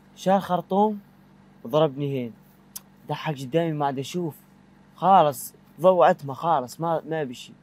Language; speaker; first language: Arabic; native; Arabic